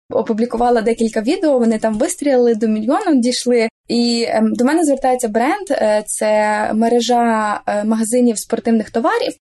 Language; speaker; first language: Ukrainian; native; Ukrainian